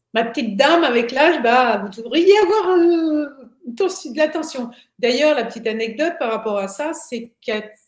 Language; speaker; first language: French; native; French